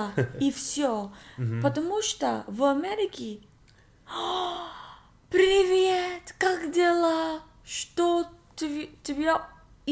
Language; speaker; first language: Russian; non-native, learner; English